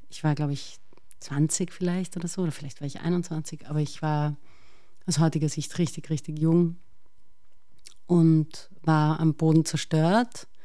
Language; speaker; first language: German; native; German